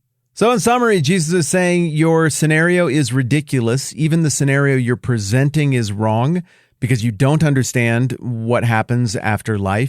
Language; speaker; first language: English; native; English